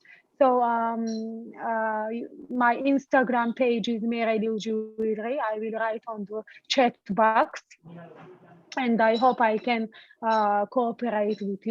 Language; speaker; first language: English; non-native, fluent; Turkish